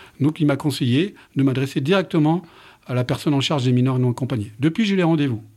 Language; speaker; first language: French; native; French